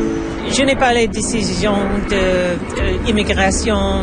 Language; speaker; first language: French; non-native, learner; English